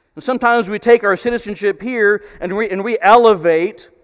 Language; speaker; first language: English; native; English